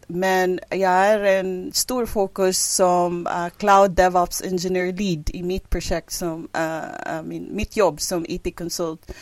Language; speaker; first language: Swedish; non-native, fluent; Filipino